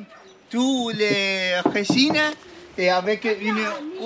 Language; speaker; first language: French; non-native, learner; Spanish